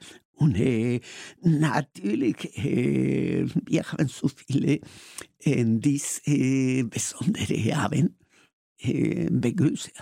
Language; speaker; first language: German; non-native, learner; Spanish